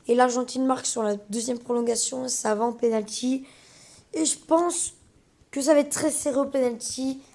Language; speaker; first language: French; early bilingual, other home language; Portuguese